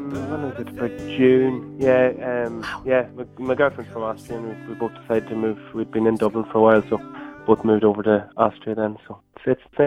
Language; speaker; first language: English; native; English